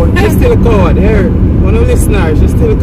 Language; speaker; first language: English; native; English